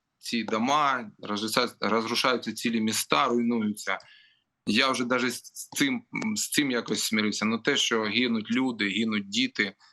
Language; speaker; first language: Ukrainian; non-native, local second language; Russian